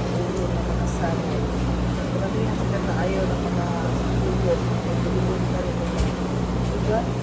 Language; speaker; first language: Filipino; non-native, local second language; Cebuano